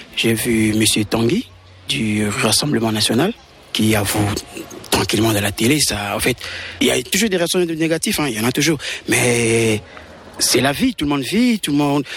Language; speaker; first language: French; non-native, local second language; Lingala